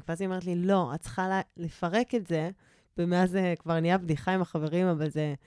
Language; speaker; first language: Hebrew; native; Hebrew